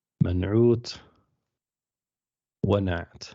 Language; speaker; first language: Arabic; non-native, fluent; English